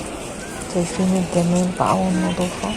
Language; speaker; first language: Arabic; native; Arabic